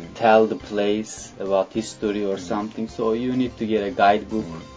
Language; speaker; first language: English; non-native, fluent; Turkish